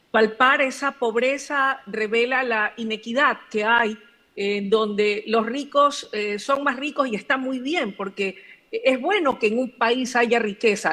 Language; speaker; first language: Spanish; native; Spanish